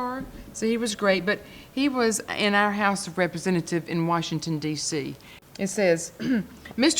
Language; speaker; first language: English; native; English